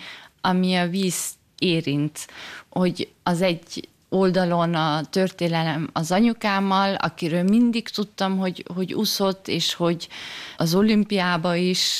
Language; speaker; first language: Hungarian; early bilingual, heritage; Hungarian